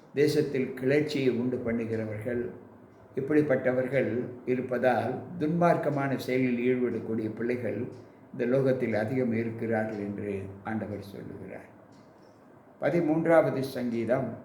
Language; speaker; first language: Tamil; native; Tamil